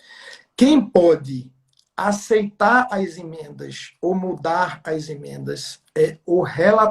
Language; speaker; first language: Portuguese; native; Portuguese